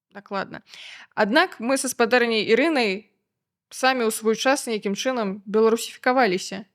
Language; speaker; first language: Belarusian; non-native, local second language; Russian